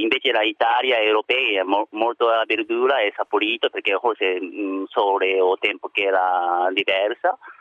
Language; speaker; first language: Italian; non-native, learner; Japanese